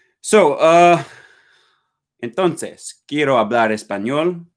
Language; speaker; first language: Spanish; non-native, learner; English